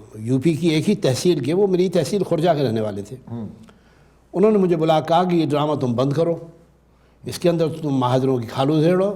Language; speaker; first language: Urdu; native; Urdu